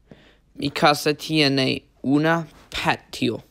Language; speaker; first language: Spanish; non-native, learner; English